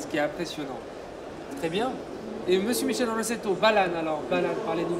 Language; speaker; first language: French; native; French